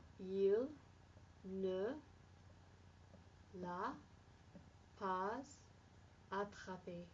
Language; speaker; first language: French; non-native, fluent; English